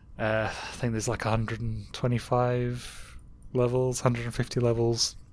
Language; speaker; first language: English; native; English